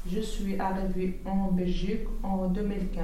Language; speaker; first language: French; non-native, learner; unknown